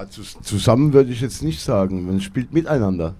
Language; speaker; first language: German; native; German